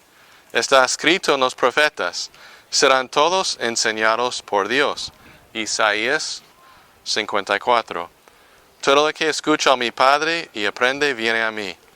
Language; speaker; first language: Spanish; non-native, fluent; English